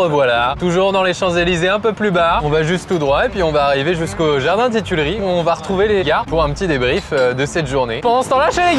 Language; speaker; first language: French; native; French